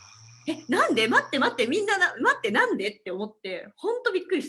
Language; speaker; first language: Japanese; native; Japanese